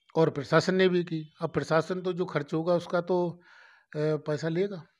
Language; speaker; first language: Hindi; native; Hindi